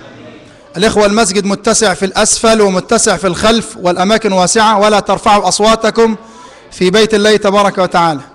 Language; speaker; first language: Arabic; native; Arabic